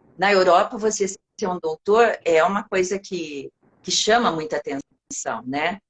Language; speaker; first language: Portuguese; native; Portuguese